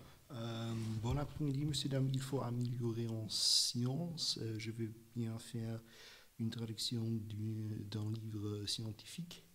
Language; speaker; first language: French; non-native, learner; German